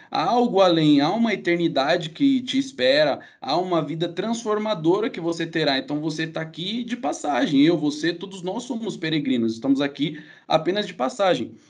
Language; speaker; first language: Portuguese; native; Portuguese